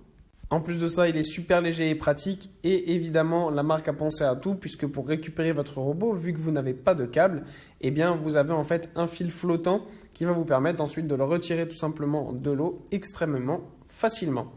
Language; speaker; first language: French; native; French